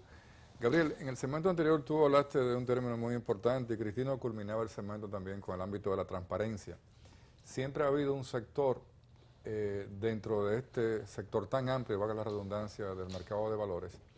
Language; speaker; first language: Spanish; native; Spanish